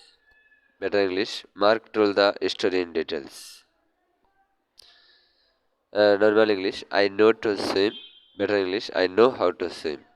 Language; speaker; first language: English; non-native, learner; Bangla